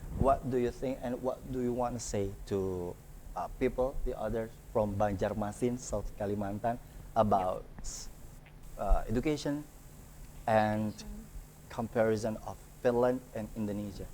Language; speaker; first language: English; non-native, learner; Indonesian